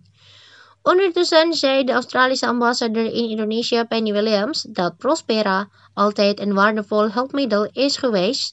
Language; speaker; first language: Dutch; non-native, fluent; Indonesian